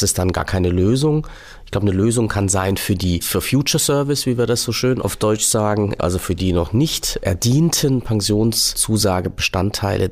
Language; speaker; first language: German; native; German